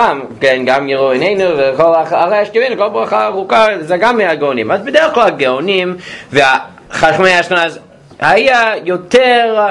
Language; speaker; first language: Hebrew; non-native, fluent; English